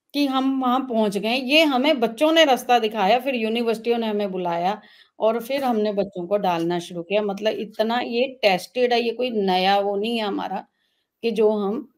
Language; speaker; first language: Hindi; non-native, local second language; Punjabi